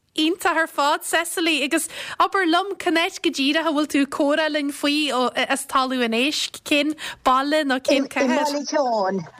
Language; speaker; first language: Irish; native; Irish